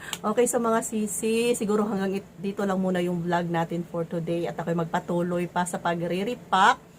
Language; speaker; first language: Filipino; native; Filipino